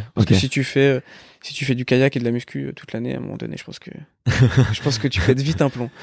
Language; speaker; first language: French; native; French